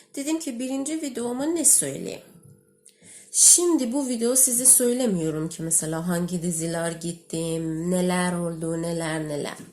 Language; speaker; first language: Turkish; non-native, learner; Persian